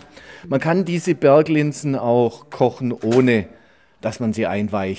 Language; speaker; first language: German; native; German